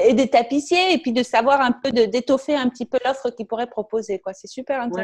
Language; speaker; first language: French; native; French